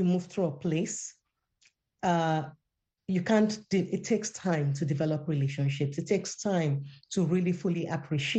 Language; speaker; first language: English; non-native, local second language; Yoruba